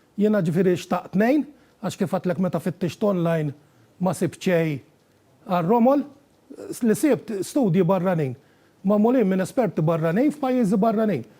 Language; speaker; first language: Maltese; native; Maltese